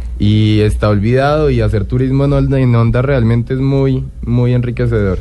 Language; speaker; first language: Spanish; native; Spanish